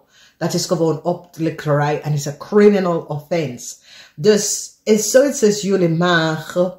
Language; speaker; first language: Dutch; non-native, learner; English